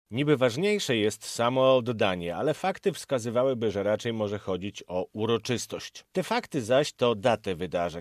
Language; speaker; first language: Polish; native; Polish